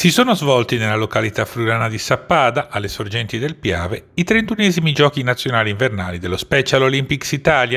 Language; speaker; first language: Italian; native; Italian